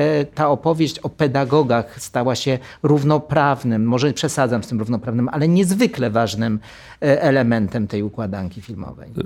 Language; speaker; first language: Polish; native; Polish